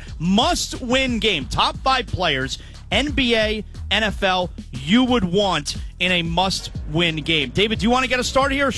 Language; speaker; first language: English; native; English